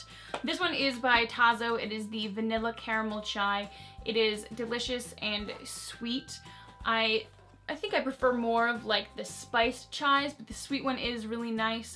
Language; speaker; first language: English; native; English